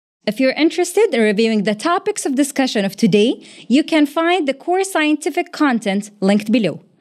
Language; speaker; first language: English; non-native, fluent; Arabic